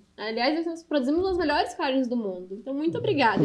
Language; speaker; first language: Portuguese; native; Portuguese